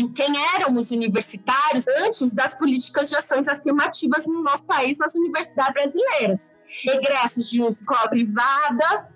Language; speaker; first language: Portuguese; native; Portuguese